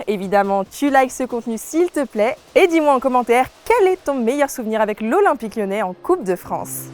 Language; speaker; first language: French; native; French